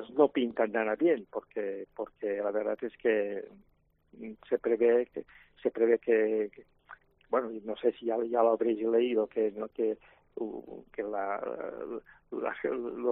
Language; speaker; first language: Spanish; non-native, local second language; Catalan